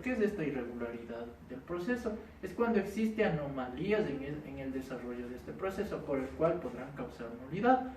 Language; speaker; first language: Spanish; native; Spanish